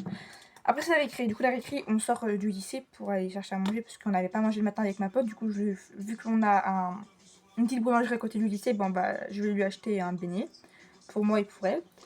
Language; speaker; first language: French; native; French